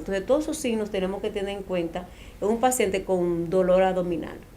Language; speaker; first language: Spanish; native; Spanish